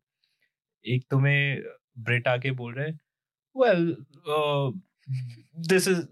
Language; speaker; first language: English; non-native, local second language; Punjabi